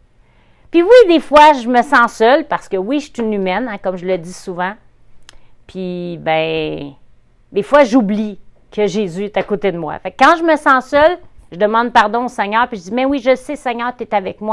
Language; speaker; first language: French; native; French